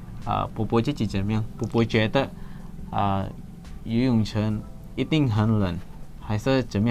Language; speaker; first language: Chinese; early bilingual, heritage; Indonesian